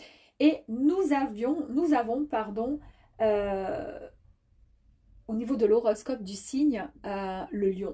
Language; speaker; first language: French; native; French